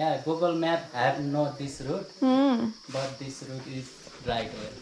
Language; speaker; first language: English; non-native, learner; Nepali